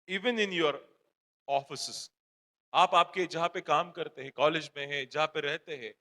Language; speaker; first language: Hindi; non-native, local second language; Marathi